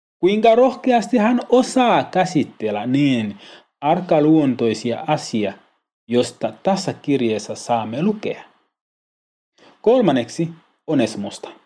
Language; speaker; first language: Finnish; non-native, learner; Swahili